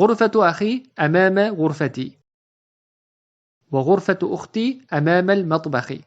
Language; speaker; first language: Arabic; non-native, fluent; English